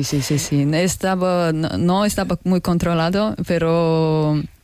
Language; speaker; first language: Spanish; non-native, learner; Russian